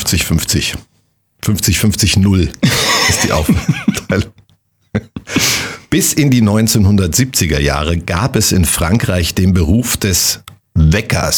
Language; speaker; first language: German; native; German